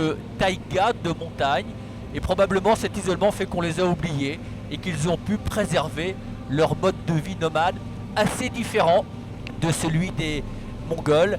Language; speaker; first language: French; native; French